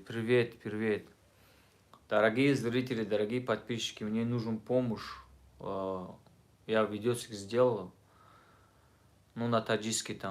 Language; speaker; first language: Russian; non-native, learner; Tajik